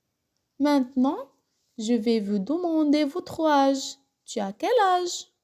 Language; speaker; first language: French; non-native, local second language; Arabic